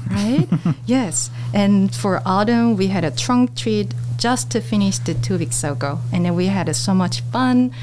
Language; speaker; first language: English; non-native, fluent; Korean